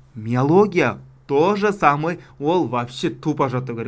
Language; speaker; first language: Russian; non-native, local second language; Kazakh